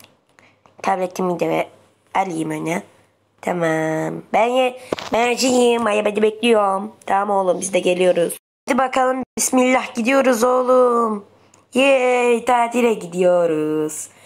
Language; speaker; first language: Turkish; native; Turkish